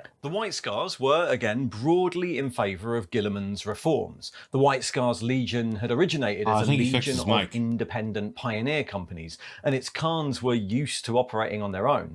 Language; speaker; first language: English; native; English